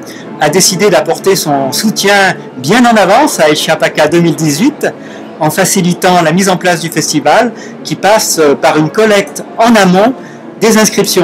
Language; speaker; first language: French; native; French